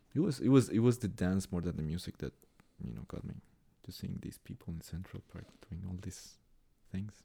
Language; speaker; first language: English; non-native, fluent; Spanish